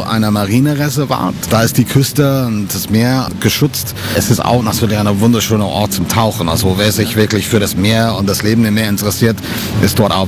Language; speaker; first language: German; non-native, fluent; English